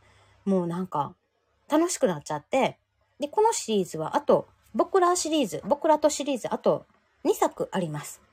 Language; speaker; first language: Japanese; native; Japanese